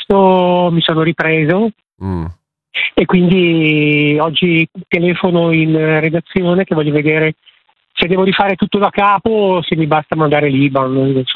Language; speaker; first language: Italian; native; Italian